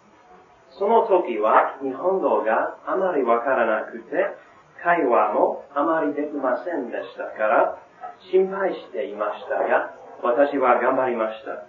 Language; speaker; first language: Japanese; non-native, learner; English